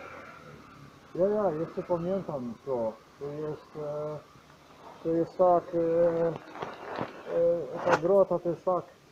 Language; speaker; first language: Polish; non-native, learner; Croatian